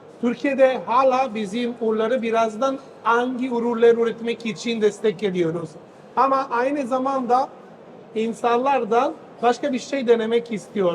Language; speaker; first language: Turkish; non-native, fluent; Italian